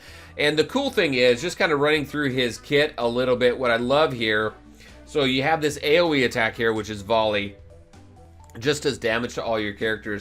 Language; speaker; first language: English; native; English